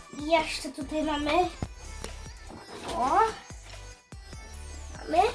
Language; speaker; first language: Polish; early bilingual, heritage; Polish